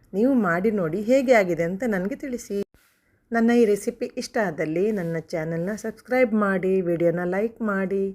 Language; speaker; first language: Kannada; non-native, local second language; Konkani